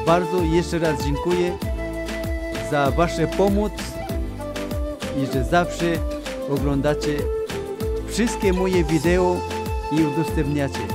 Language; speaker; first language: Polish; non-native, fluent; Spanish